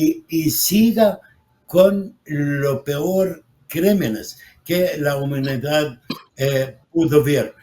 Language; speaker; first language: Spanish; non-native, fluent; Arabic